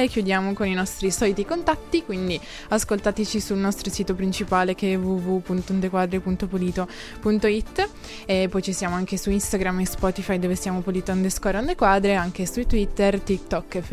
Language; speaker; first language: Italian; native; Italian